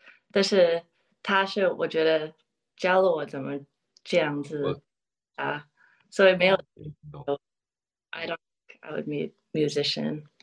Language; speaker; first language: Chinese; early bilingual, other home language; English